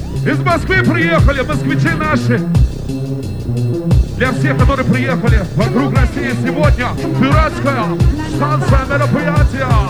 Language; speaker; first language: Russian; non-native, learner; English